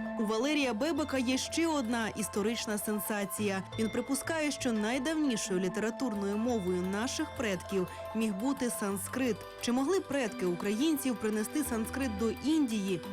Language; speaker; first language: Ukrainian; native; Ukrainian